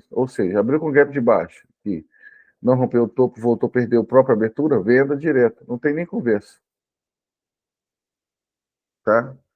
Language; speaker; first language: Portuguese; native; Portuguese